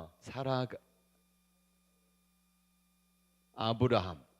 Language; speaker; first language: Korean; native; Korean